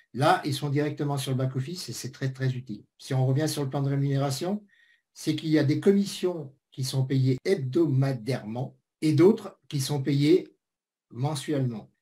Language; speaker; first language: French; native; French